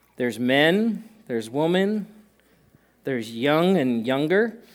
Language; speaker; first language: English; native; English